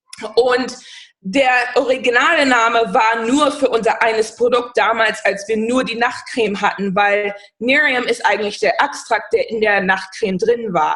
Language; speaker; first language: German; non-native, fluent; English